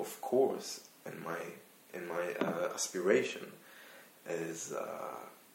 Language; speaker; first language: English; non-native, fluent; Hebrew